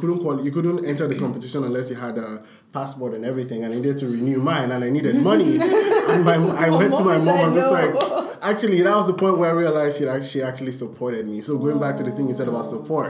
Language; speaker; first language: English; non-native, local second language; Yoruba